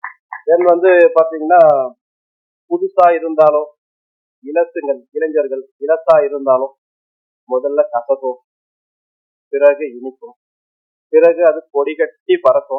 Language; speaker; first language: Tamil; native; Tamil